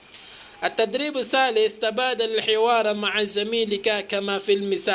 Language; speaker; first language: Arabic; non-native, fluent; Filipino